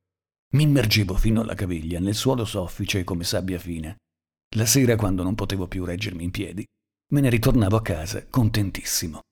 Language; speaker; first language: Italian; native; Italian